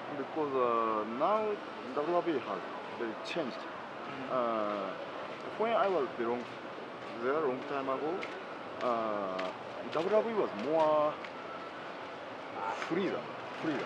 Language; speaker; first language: English; non-native, learner; Japanese